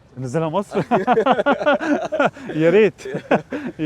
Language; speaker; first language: Arabic; native; Arabic